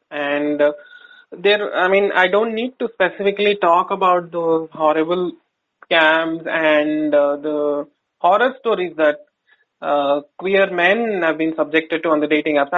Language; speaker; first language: English; non-native, local second language; Kannada